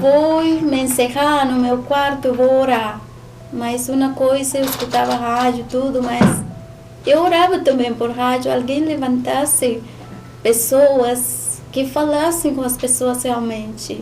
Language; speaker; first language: Portuguese; non-native, learner; Spanish